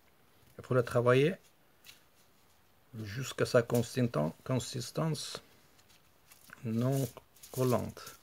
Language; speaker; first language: French; non-native, fluent; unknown